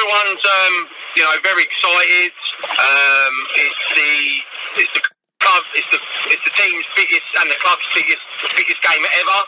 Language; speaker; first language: English; native; English